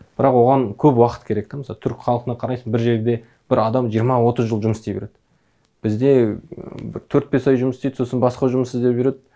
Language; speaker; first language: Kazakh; native; Kazakh